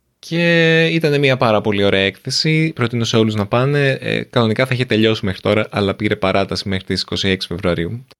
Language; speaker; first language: Greek; native; Greek